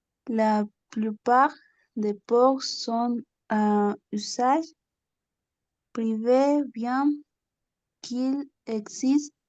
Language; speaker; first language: French; non-native, learner; Spanish